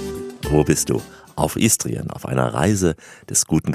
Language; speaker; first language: German; native; German